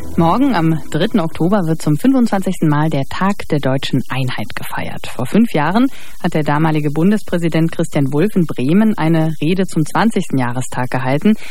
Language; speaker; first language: German; native; German